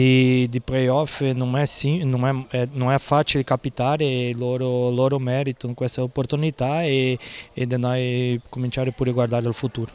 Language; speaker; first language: Italian; non-native, fluent; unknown